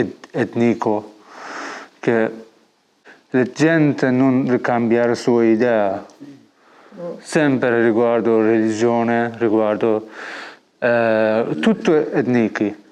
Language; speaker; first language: Italian; non-native, learner; Persian